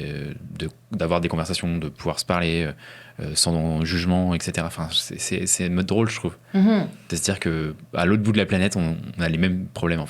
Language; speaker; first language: French; native; French